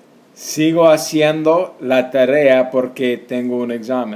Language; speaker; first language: Spanish; non-native, fluent; English